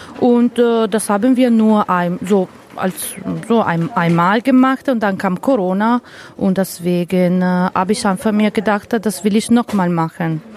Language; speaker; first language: German; non-native, learner; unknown